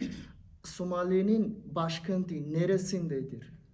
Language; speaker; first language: Turkish; non-native, learner; Bangla